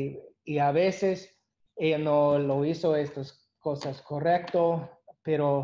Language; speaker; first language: Spanish; non-native, learner; English